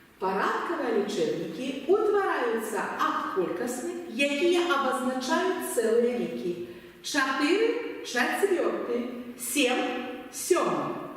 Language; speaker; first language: Belarusian; native; Belarusian